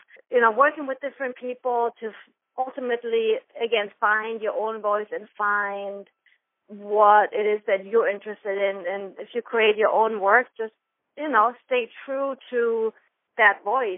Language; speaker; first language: English; non-native, fluent; German